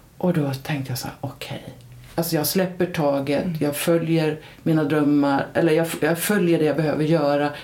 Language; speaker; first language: Swedish; native; Swedish